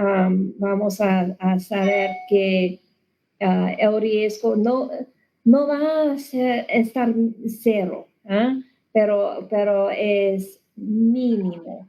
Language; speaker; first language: Spanish; non-native, learner; English